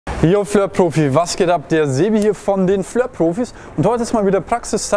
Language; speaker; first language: German; native; German